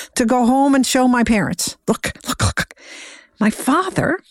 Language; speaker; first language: English; native; English